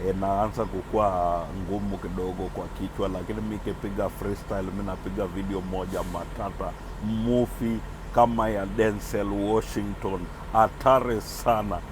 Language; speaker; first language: Swahili; non-native, local second language; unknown